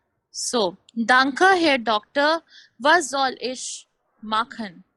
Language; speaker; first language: German; non-native, learner; Hindi